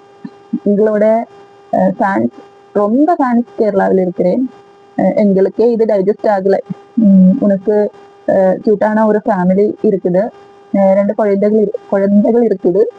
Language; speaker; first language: Tamil; non-native, learner; Malayalam